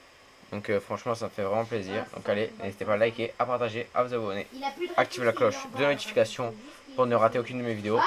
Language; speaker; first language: French; native; French